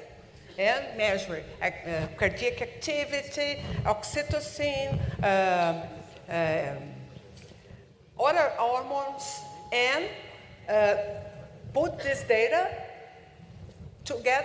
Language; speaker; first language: English; non-native, learner; Portuguese